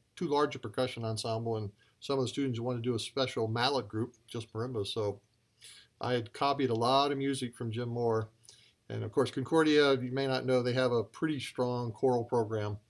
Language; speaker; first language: English; native; English